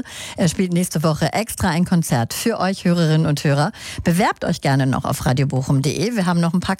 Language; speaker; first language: German; native; German